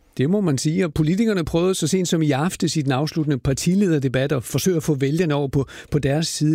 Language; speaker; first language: Danish; native; Danish